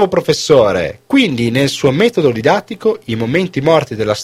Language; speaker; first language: Italian; native; Italian